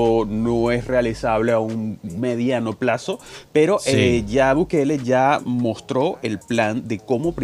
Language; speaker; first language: Spanish; native; Spanish